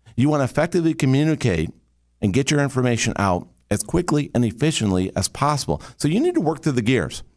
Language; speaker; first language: English; native; English